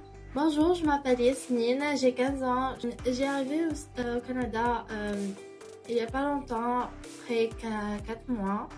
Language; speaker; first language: French; non-native, learner; Arabic